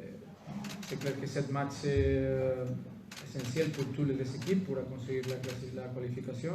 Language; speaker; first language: French; non-native, fluent; Spanish